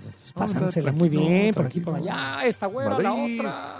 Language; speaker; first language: Spanish; native; Spanish